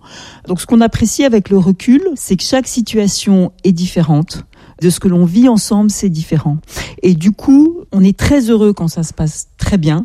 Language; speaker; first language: French; native; French